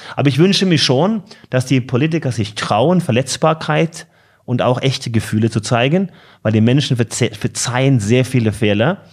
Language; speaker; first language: German; non-native, fluent; Norwegian